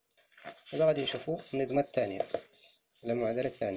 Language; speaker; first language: Arabic; native; Arabic